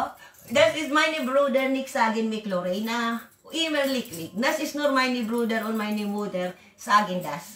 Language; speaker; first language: German; non-native, learner; Waray